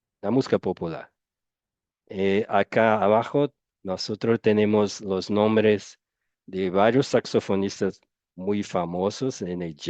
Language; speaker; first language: Spanish; non-native, fluent; Portuguese